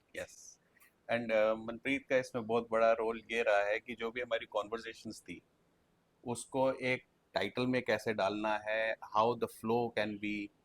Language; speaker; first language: Hindi; native; Hindi